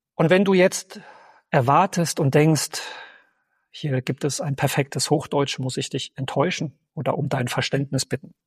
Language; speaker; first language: German; native; German